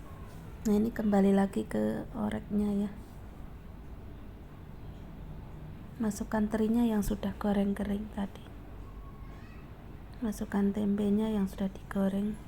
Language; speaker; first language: Indonesian; native; Indonesian